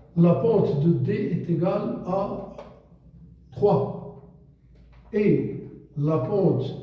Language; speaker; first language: French; non-native, local second language; Arabic